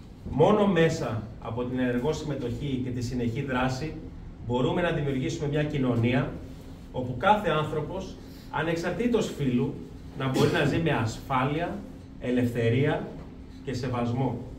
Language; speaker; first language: Greek; native; Greek